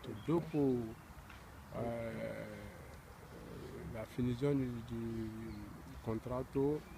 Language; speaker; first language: Italian; non-native, learner; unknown